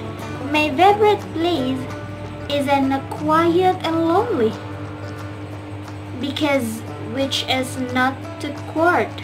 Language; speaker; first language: English; non-native, learner; Indonesian